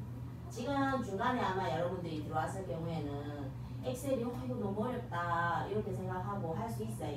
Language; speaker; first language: Korean; native; Korean